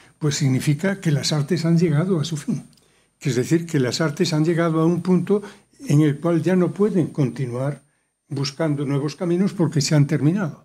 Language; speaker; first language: Spanish; native; Spanish